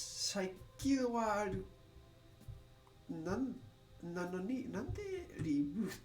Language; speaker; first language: Japanese; non-native, learner; English